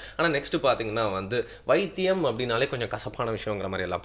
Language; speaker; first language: Tamil; native; Tamil